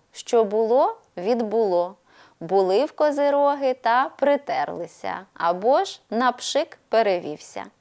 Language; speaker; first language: Ukrainian; native; Ukrainian